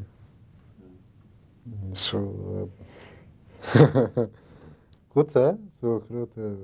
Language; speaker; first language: Dutch; non-native, learner; Turkish